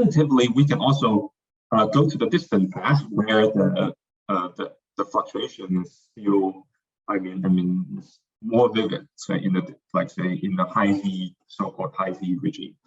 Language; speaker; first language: English; non-native, fluent; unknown